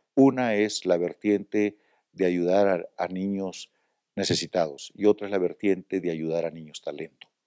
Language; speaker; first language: Spanish; native; Spanish